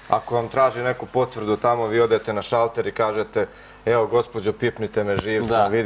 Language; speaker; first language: Croatian; native; Croatian